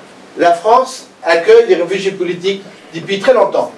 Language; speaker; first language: French; non-native, fluent; Persian